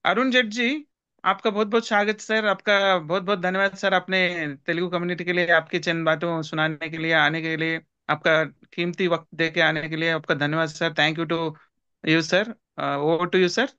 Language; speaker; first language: Hindi; non-native, local second language; Telugu